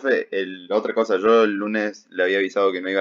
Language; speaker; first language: Spanish; native; Spanish